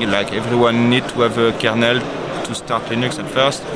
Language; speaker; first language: English; non-native, learner; French